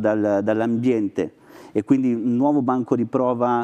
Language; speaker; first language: Italian; native; Italian